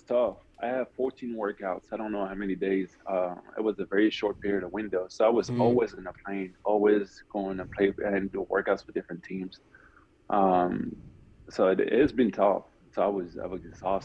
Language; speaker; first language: English; non-native, fluent; French